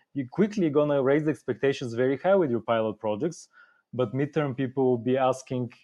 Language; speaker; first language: English; non-native, fluent; Bulgarian